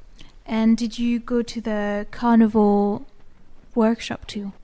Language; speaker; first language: English; non-native, learner; French